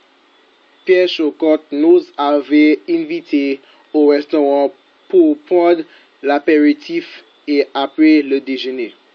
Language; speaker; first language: French; non-native, learner; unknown